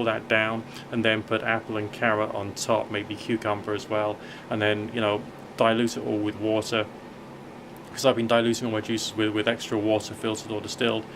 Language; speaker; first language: English; native; English